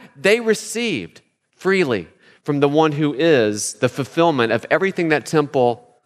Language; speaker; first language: English; native; English